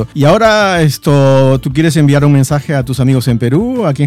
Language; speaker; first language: Spanish; native; Spanish